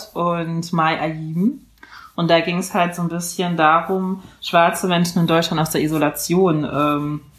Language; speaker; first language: German; early bilingual, other home language; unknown